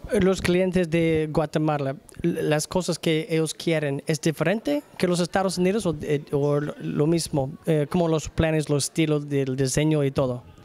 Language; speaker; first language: Spanish; non-native, learner; English